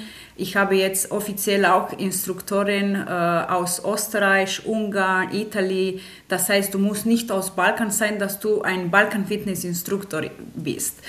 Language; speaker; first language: German; non-native, fluent; Romanian